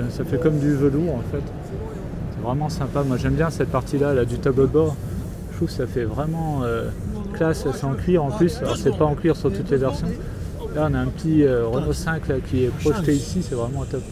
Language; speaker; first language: French; native; French